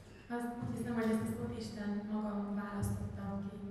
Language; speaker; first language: Hungarian; native; Hungarian